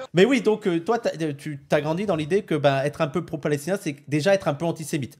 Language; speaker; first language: French; native; French